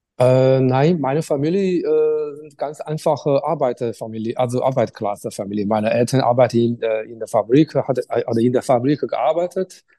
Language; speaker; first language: German; non-native, fluent; Chinese